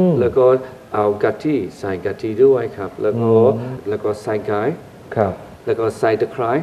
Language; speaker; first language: Thai; non-native, fluent; English